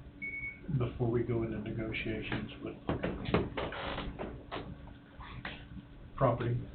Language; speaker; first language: English; native; English